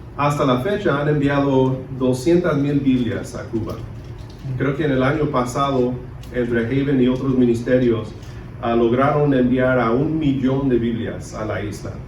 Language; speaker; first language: Spanish; early bilingual, other home language; English